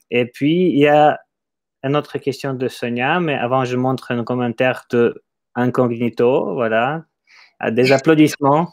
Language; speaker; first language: French; non-native, fluent; Ukrainian